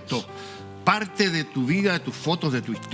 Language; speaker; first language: Spanish; native; Spanish